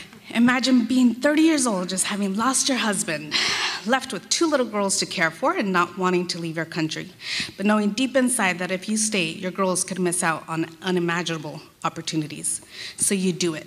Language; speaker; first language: English; early bilingual, other home language; Spanish